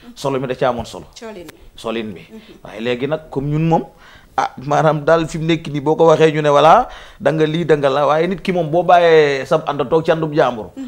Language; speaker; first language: Wolof; native; Wolof